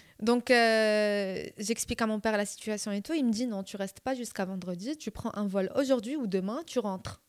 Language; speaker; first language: French; non-native, local second language; Arabic